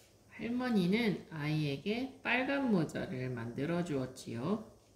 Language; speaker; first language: Korean; native; Korean